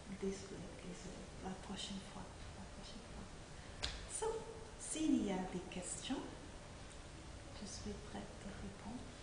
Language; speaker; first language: French; non-native, fluent; English